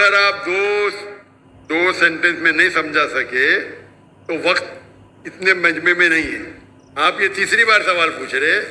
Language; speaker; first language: Hindi; non-native, local second language; Konkani